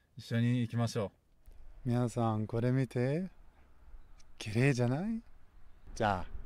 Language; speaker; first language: Japanese; non-native, fluent; Russian